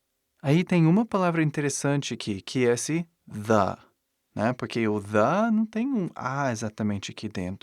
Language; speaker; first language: Portuguese; non-native, fluent; English